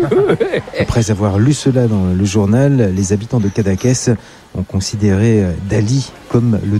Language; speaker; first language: French; native; French